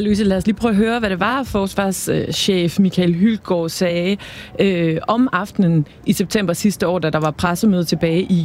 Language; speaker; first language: Danish; native; Danish